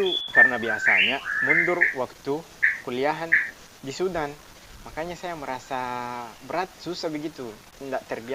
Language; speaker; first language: Indonesian; non-native, fluent; Arabic